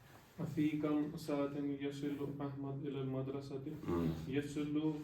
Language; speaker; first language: Arabic; non-native, learner; Urdu